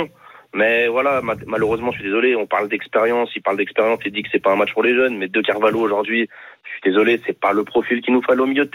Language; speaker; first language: French; native; French